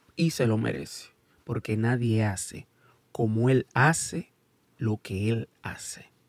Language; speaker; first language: Spanish; early bilingual, heritage; Spanish